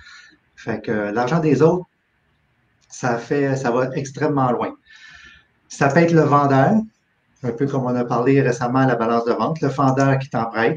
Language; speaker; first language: French; native; French